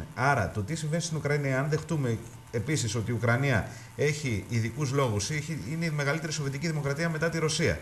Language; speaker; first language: Greek; native; Greek